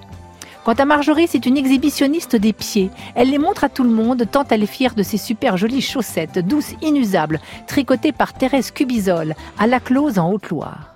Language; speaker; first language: French; native; French